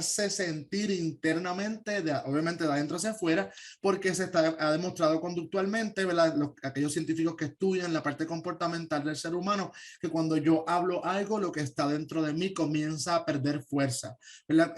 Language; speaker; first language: Spanish; native; Spanish